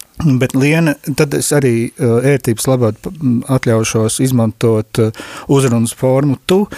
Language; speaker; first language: Latvian; native; Latvian